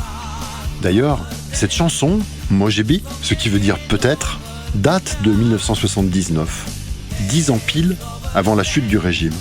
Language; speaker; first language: French; native; French